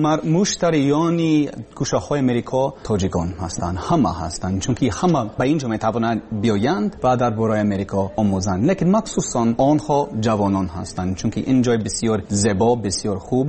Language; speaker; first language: Persian; non-native, learner; English